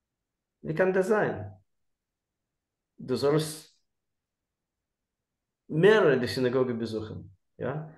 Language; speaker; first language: German; non-native, learner; Russian